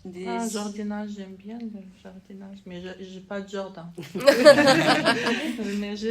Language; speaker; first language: French; non-native, learner; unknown